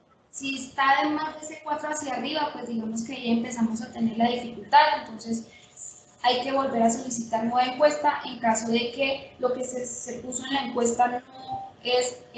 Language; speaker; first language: Spanish; native; Spanish